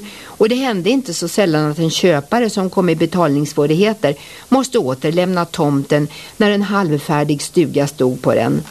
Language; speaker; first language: Swedish; native; Swedish